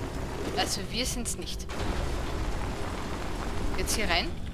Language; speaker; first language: German; native; German